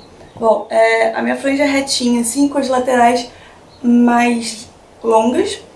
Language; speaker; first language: Portuguese; native; Portuguese